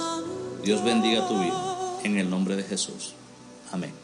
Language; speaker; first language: Spanish; native; Spanish